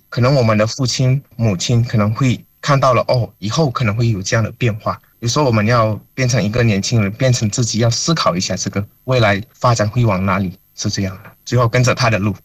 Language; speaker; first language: Chinese; non-native, fluent; Min Nan Chinese